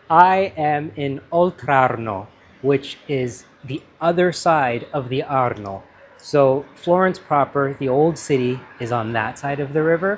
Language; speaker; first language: English; early bilingual, heritage; English